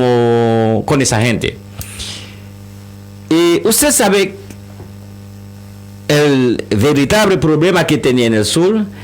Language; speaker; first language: Spanish; non-native, learner; Haitian Creole